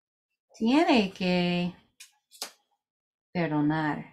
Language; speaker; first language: Spanish; non-native, learner; English